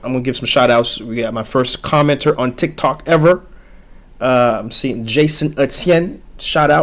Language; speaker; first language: English; early bilingual, other home language; Haitian Creole